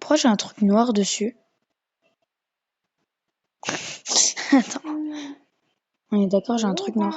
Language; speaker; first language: French; native; French